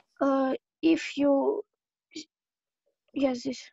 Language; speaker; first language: English; non-native, learner; Russian